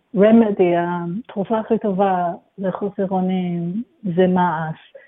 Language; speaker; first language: Hebrew; native; Hebrew